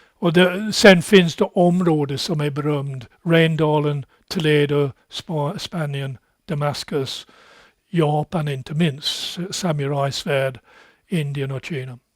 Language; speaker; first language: Swedish; non-native, fluent; English